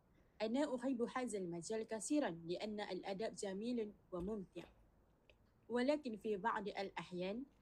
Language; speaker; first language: Arabic; non-native, learner; Malay